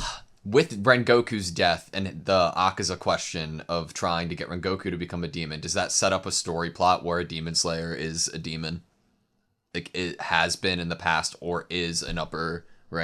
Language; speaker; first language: English; native; English